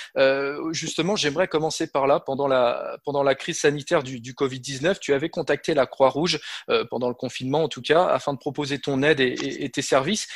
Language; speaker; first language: French; native; French